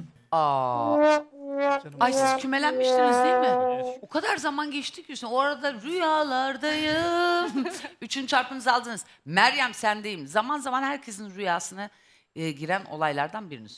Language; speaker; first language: Turkish; native; Turkish